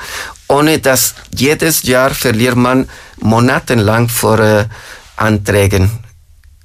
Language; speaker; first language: German; non-native, fluent; Spanish